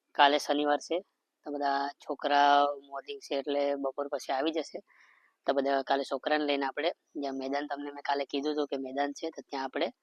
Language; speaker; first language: Gujarati; non-native, local second language; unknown